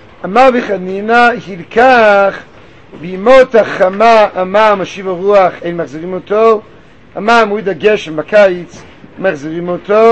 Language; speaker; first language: Hebrew; native; Hebrew